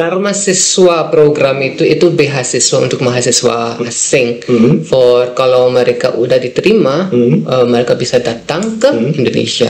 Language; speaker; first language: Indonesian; non-native, fluent; Dutch